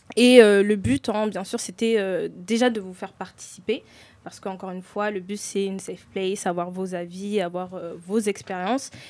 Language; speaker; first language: French; native; French